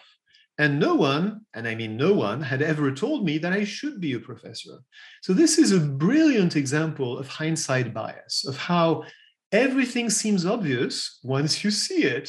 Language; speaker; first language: English; non-native, fluent; French